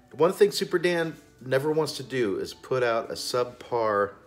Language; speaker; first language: English; native; English